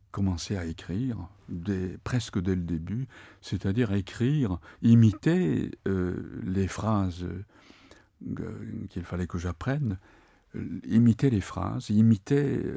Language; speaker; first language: French; non-native, fluent; Japanese